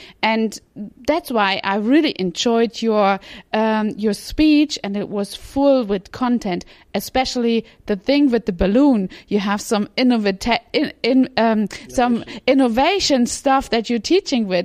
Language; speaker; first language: English; non-native, fluent; German